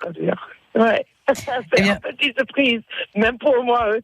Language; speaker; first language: French; non-native, fluent; English